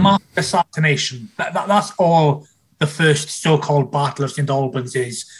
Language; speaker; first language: English; native; English